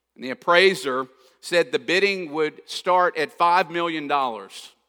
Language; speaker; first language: English; native; English